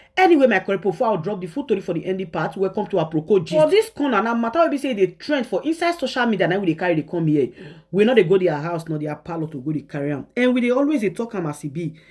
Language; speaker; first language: Nigerian Pidgin; native; Nigerian Pidgin